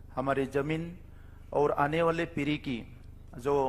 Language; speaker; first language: Hindi; non-native, local second language; Bodo